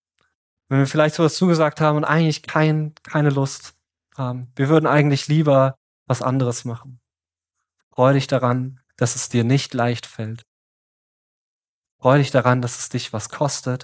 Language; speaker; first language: German; native; German